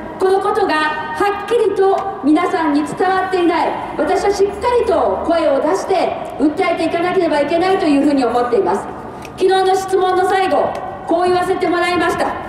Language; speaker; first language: Japanese; native; Japanese